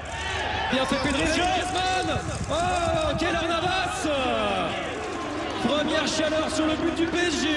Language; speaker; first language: French; native; French